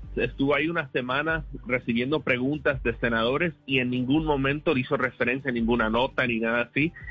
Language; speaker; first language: Spanish; early bilingual, heritage; Spanish